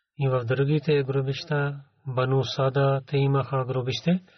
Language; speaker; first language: Bulgarian; non-native, learner; Urdu